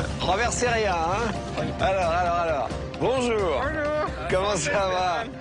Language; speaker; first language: French; native; French